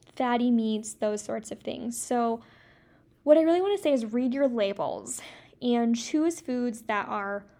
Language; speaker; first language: English; native; English